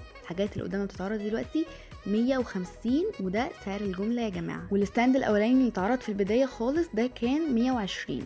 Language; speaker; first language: Arabic; native; Arabic